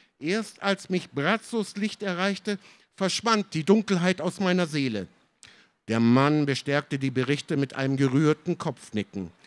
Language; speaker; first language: German; early bilingual, other home language; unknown